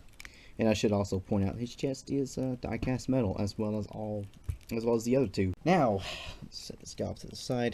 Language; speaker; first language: English; native; English